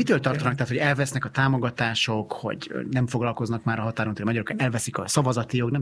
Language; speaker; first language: Hungarian; native; Hungarian